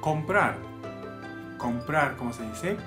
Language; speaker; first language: Spanish; non-native, fluent; Japanese